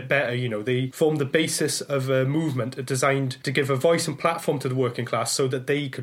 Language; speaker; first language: English; native; English